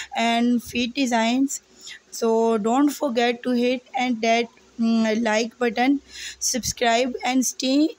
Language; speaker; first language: English; non-native, local second language; Urdu